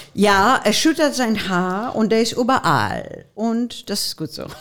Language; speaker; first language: German; non-native, fluent; Polish